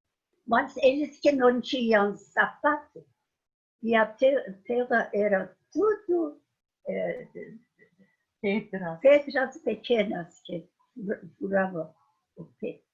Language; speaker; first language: Portuguese; non-native, fluent; Persian